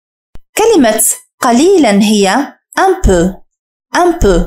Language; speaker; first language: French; non-native, fluent; Arabic